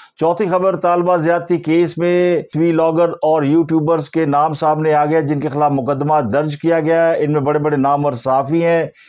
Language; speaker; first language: Urdu; native; Urdu